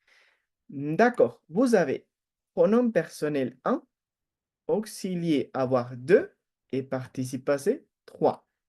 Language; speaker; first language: French; non-native, fluent; Spanish